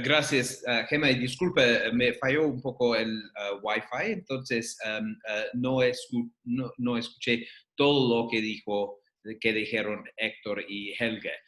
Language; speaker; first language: Spanish; non-native, fluent; English